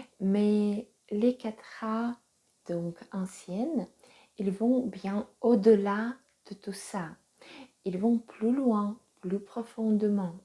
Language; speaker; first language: French; non-native, fluent; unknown